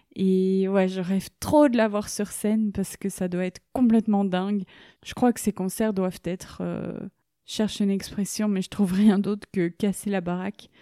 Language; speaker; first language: French; native; French